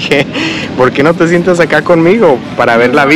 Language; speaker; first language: Spanish; early bilingual, heritage; English